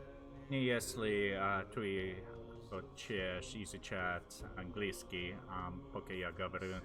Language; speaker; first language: Russian; non-native, learner; English